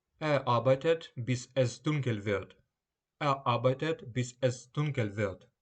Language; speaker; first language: German; non-native, fluent; Ukrainian